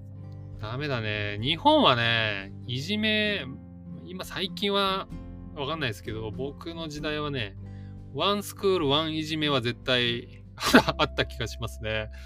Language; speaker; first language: Japanese; native; Japanese